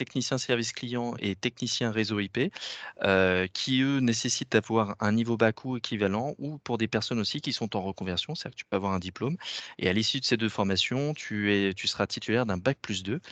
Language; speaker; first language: French; native; French